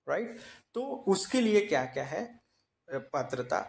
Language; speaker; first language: Hindi; non-native, local second language; Marathi